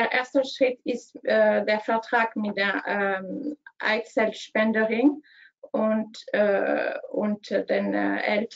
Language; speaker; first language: German; non-native, learner; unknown